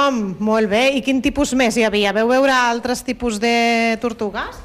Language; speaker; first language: Catalan; native; Catalan